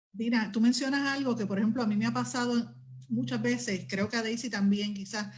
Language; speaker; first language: Spanish; native; Spanish